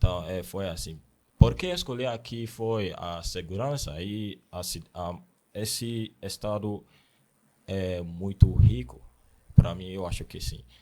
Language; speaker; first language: Portuguese; non-native, learner; Akan